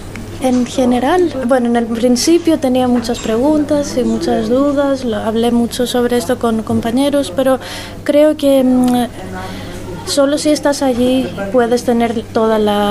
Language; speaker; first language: Spanish; non-native, fluent; Greek